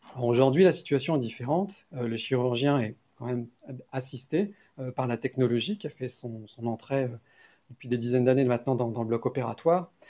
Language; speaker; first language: French; native; French